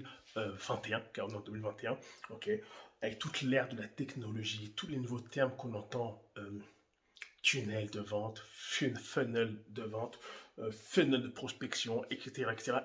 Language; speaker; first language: French; native; French